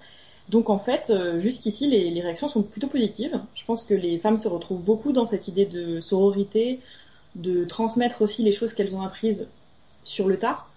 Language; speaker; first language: French; native; French